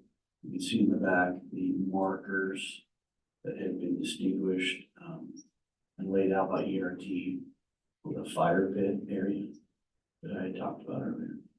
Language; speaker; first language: English; native; English